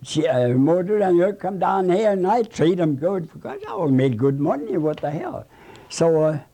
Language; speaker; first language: English; non-native, fluent; Swedish